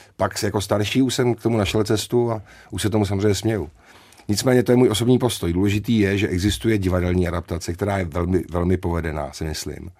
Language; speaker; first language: Czech; native; Czech